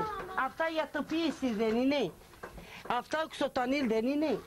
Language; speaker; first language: Greek; non-native, local second language; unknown